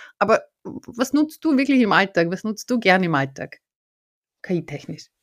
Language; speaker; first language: German; native; German